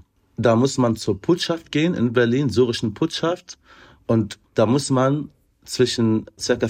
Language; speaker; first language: German; non-native, fluent; Arabic